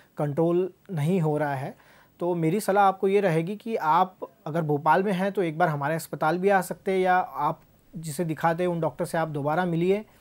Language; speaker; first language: Hindi; native; Hindi